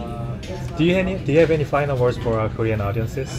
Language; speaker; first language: English; non-native, fluent; Korean